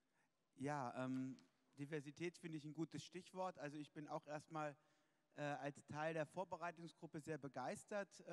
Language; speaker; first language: German; native; German